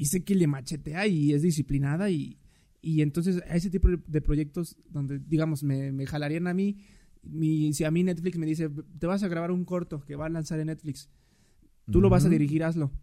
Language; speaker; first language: Spanish; native; Spanish